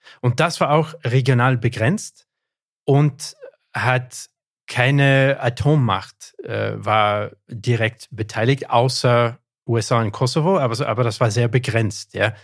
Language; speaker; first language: German; non-native, fluent; English